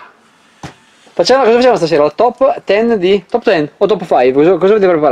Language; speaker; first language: Italian; native; Italian